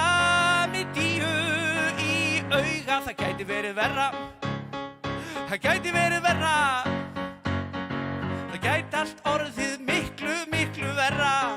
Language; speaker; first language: Icelandic; native; Icelandic